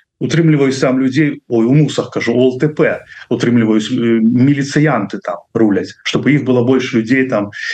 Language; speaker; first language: Belarusian; non-native, local second language; Russian